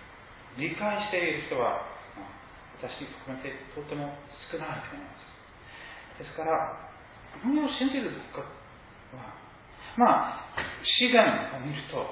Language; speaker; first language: Japanese; non-native, fluent; English